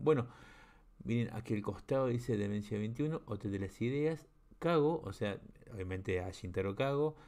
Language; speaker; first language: Spanish; native; Spanish